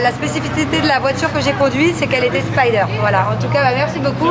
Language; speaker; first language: French; native; French